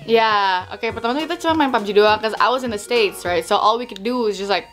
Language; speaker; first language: English; early bilingual, heritage; English